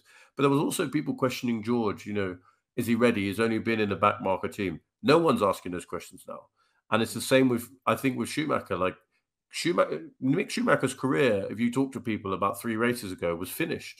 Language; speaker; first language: English; native; English